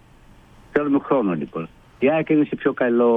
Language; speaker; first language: Greek; non-native, fluent; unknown